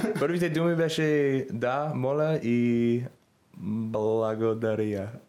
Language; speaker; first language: Bulgarian; non-native, learner; English